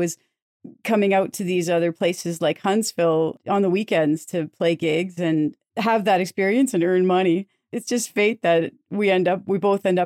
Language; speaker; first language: English; native; English